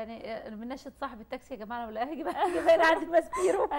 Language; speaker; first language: Arabic; native; Arabic